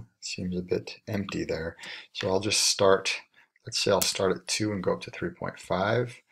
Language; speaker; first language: English; native; English